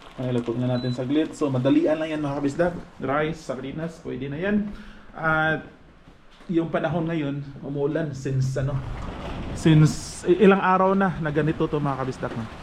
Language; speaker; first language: Filipino; non-native, local second language; Cebuano